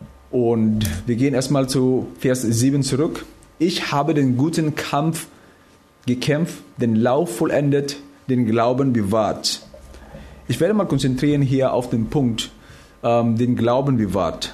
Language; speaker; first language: German; non-native, fluent; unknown